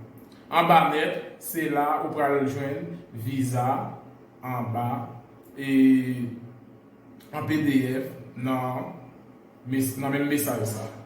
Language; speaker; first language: French; non-native, learner; Haitian Creole